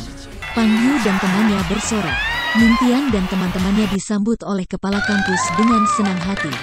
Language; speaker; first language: Indonesian; native; Indonesian